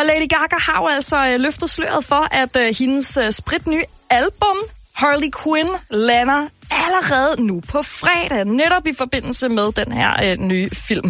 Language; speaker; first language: Danish; native; Danish